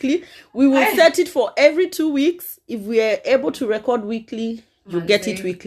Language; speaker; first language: English; non-native, local second language; Kikuyu